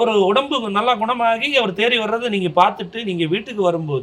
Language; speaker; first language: Tamil; native; Tamil